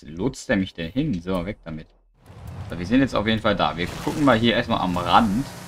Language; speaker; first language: German; native; German